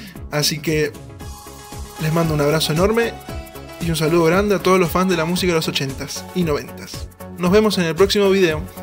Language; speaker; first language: Spanish; native; Spanish